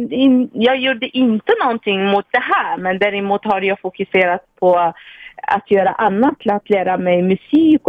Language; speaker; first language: Swedish; non-native, fluent; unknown